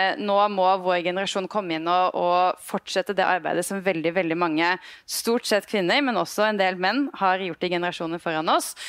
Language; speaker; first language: Norwegian; native; Norwegian